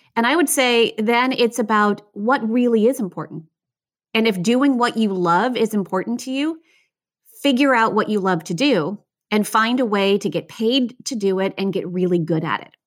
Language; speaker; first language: English; native; English